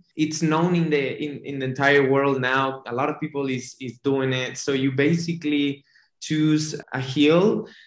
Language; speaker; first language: English; non-native, fluent; Spanish